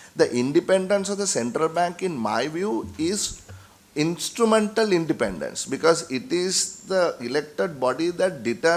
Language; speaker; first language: English; non-native, local second language; Sinhala